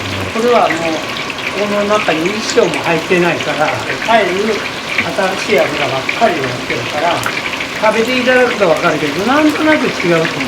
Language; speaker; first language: Japanese; native; Japanese